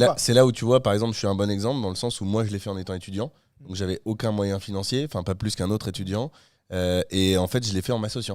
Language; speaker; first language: French; native; French